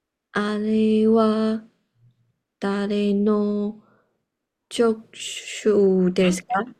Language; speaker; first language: Japanese; non-native, learner; Chinese